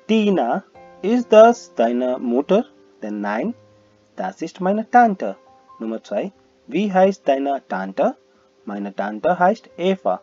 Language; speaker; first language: German; non-native, learner; Hindi